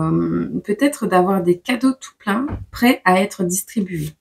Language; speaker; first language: French; native; French